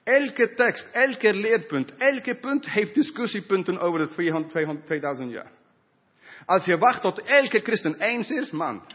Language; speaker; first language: Dutch; non-native, fluent; English